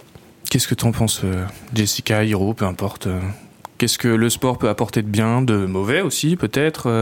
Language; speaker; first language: French; native; French